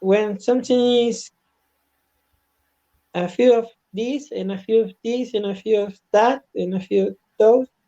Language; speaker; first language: English; non-native, learner; Spanish